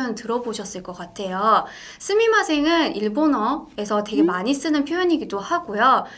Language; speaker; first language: Korean; native; Korean